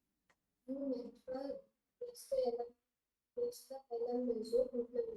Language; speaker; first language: French; non-native, learner; Hindi